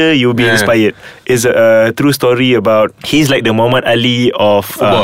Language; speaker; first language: English; non-native, local second language; Malay